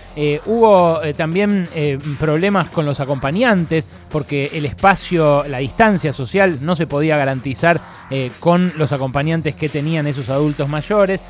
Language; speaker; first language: Spanish; native; Spanish